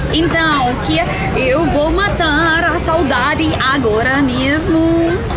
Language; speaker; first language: Portuguese; non-native, learner; Russian